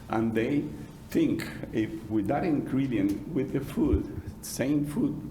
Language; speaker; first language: English; non-native, fluent; Spanish